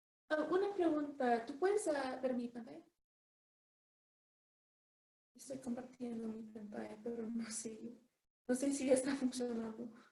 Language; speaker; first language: Spanish; non-native, fluent; English